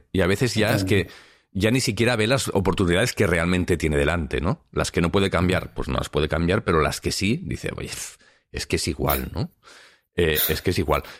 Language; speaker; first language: Spanish; non-native, local second language; Catalan